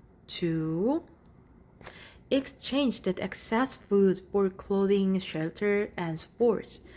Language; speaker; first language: English; non-native, fluent; Korean